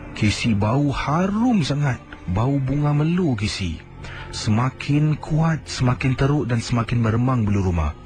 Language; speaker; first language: Malay; native; Malay